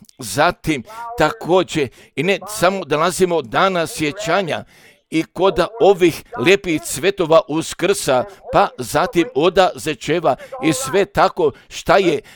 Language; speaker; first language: Croatian; early bilingual, heritage; Croatian